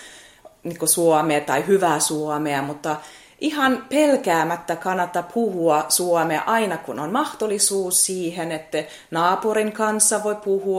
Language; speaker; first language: Finnish; non-native, fluent; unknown